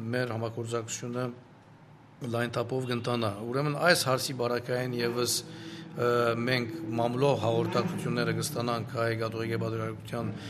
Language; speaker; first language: Armenian; native; Armenian